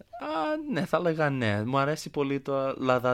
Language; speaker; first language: Greek; early bilingual, heritage; Greek